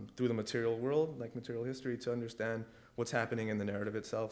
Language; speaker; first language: English; early bilingual, other home language; Spanish